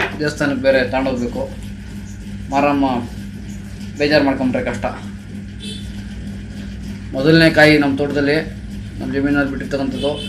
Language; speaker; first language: Kannada; native; Kannada